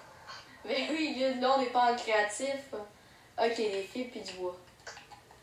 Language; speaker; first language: French; native; French